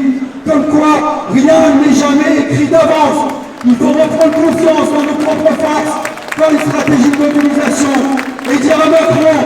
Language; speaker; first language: French; native; French